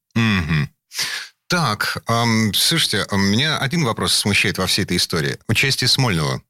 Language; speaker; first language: Russian; native; Russian